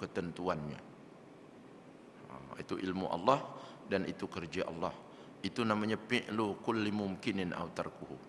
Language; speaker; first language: Malay; native; Malay